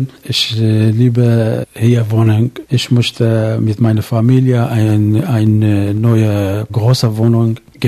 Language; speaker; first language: German; non-native, learner; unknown